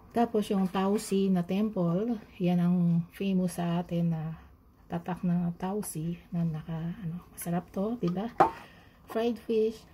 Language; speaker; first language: Filipino; native; Filipino